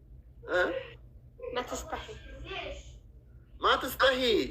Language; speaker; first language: Arabic; non-native, learner; Amharic